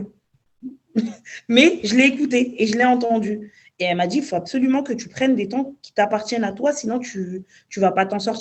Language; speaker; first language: French; native; French